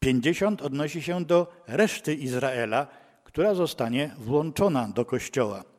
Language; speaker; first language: Polish; native; Polish